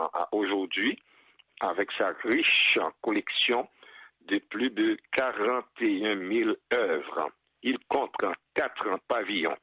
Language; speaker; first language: French; non-native, local second language; Haitian Creole